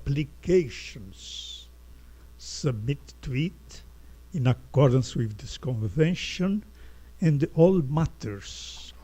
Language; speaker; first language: English; non-native, fluent; Portuguese